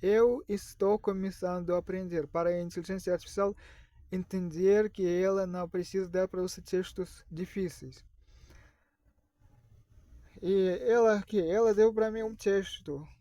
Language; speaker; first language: Portuguese; non-native, fluent; Russian